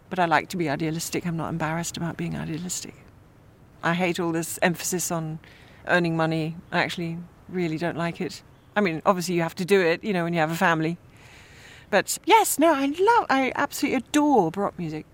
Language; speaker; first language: English; early bilingual, other home language; German